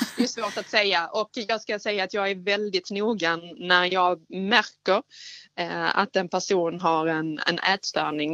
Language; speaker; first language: Swedish; native; Swedish